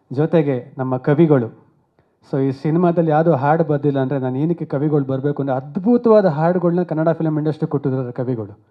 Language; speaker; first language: Kannada; native; Kannada